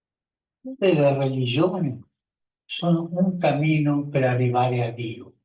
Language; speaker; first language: Italian; non-native, fluent; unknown